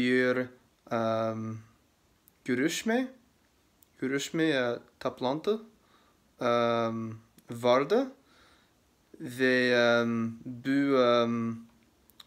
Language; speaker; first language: Turkish; non-native, learner; English